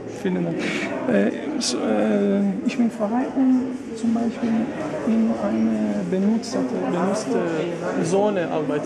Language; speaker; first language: German; non-native, learner; Persian